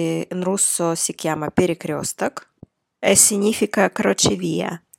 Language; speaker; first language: Italian; non-native, fluent; Russian